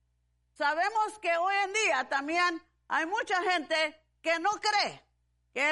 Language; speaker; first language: Spanish; early bilingual, heritage; Spanish